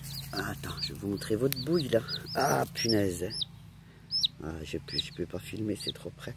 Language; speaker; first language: French; native; French